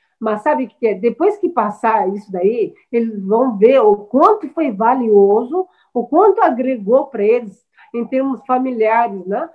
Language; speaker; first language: Portuguese; early bilingual, other home language; Chinese